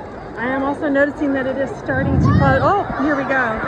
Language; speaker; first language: English; native; English